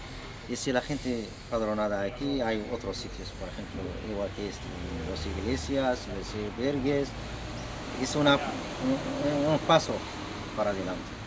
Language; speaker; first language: Spanish; non-native, learner; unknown